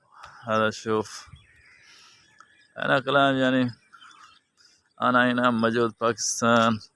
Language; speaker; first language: Arabic; non-native, learner; Saraiki